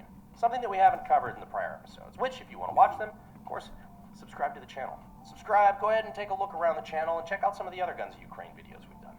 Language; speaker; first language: English; native; English